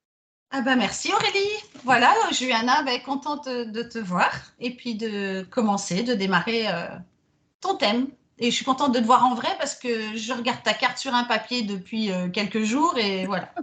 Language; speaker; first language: French; native; French